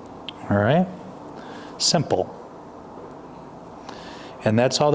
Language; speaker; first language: English; native; English